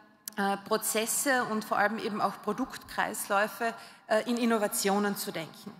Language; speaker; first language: German; native; German